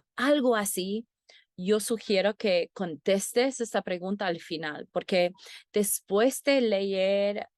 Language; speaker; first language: Spanish; non-native, fluent; English